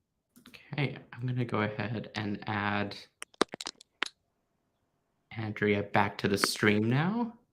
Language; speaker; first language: English; native; English